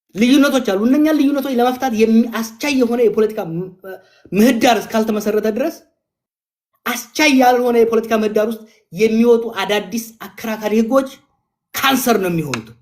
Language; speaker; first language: Amharic; non-native, local second language; Oromo